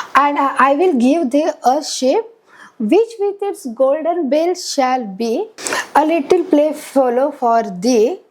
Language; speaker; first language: English; non-native, local second language; Marathi